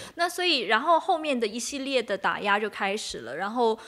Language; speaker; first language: Chinese; native; Chinese